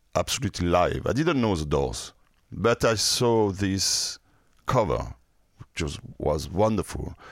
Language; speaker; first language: English; non-native, fluent; French